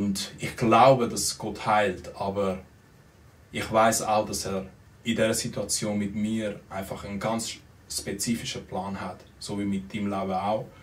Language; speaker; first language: German; early bilingual, other home language; Spanish